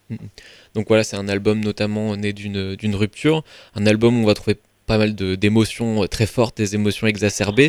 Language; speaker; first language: French; native; French